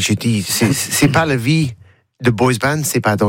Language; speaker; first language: French; non-native, learner; English